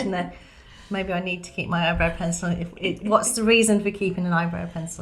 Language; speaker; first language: English; native; English